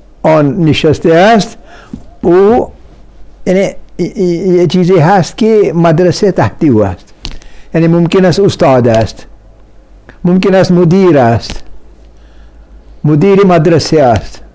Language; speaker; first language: Persian; non-native, fluent; Urdu